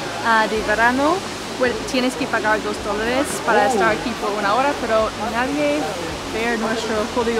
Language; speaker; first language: Spanish; non-native, fluent; English